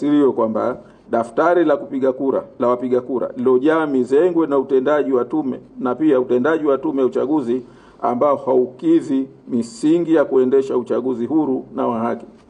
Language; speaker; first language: Swahili; native; Swahili